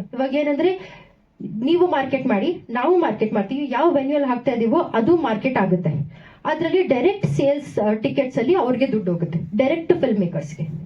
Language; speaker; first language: Kannada; non-native, local second language; Tamil